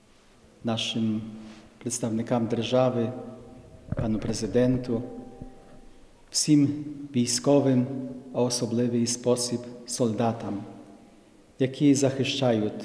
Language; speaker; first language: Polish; non-native, learner; Ukrainian